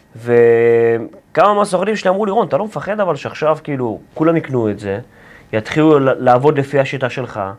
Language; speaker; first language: Hebrew; native; Hebrew